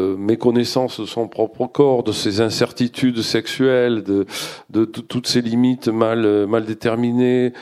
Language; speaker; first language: French; native; French